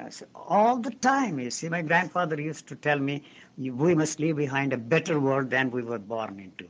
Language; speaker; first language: English; non-native, local second language; Telugu